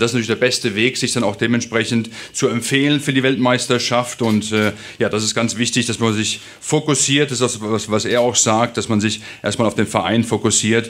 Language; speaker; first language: German; native; German